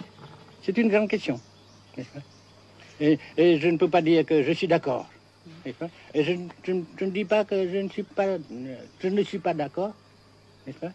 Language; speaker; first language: French; non-native, fluent; Vietnamese